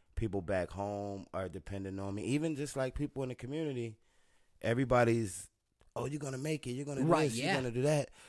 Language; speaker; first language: English; native; English